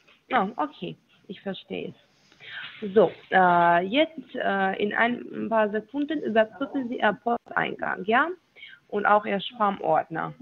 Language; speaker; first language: German; non-native, learner; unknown